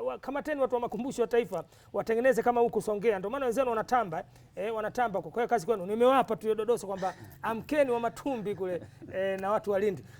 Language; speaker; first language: Swahili; native; Swahili